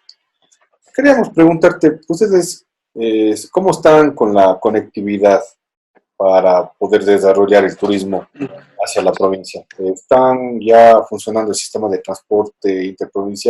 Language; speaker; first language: Spanish; native; Spanish